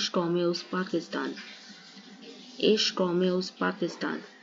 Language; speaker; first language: German; non-native, learner; Urdu